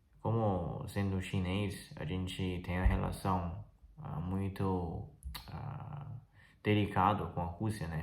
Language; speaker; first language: Portuguese; non-native, fluent; Chinese